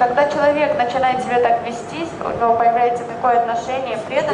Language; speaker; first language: Russian; native; Russian